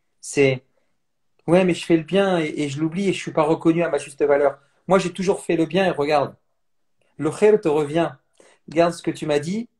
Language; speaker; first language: French; native; French